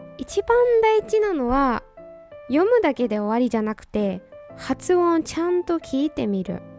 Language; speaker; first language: Japanese; non-native, fluent; Burmese